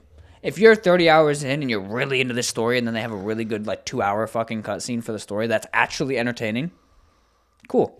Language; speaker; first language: English; native; English